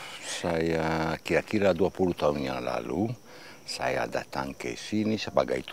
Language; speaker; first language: Indonesian; non-native, learner; Italian